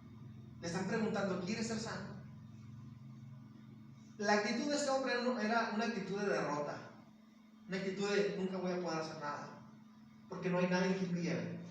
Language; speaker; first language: Spanish; native; Spanish